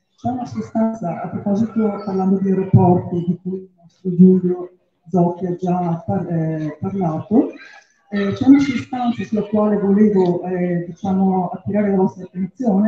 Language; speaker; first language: Italian; native; Italian